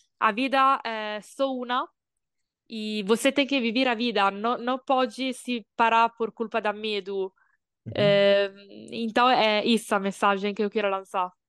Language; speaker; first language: Portuguese; non-native, learner; Italian